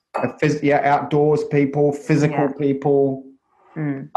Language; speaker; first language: English; native; English